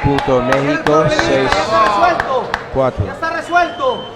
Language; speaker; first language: Spanish; non-native, learner; English